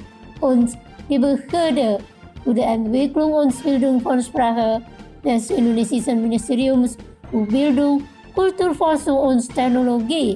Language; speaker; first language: German; non-native, fluent; Indonesian